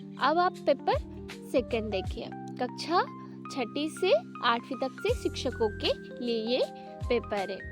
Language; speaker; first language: Hindi; native; Hindi